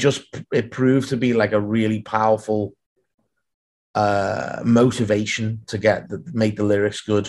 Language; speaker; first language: English; native; English